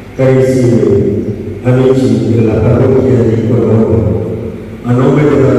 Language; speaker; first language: Italian; non-native, fluent; Tamil